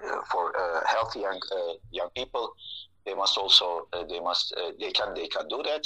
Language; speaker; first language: English; non-native, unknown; Turkish